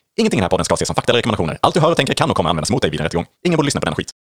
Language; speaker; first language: Swedish; native; Swedish